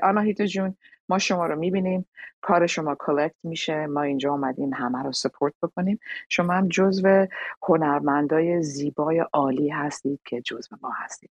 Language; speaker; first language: Persian; early bilingual, heritage; Persian